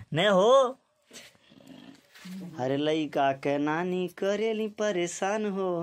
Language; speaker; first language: Hindi; native; Hindi